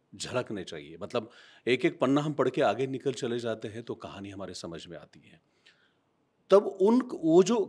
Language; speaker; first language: Hindi; non-native, local second language; Marathi